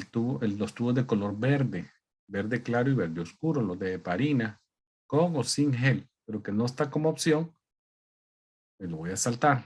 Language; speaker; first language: Spanish; native; Spanish